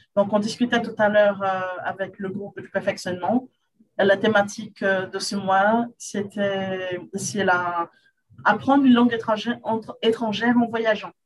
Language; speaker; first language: French; non-native, fluent; Portuguese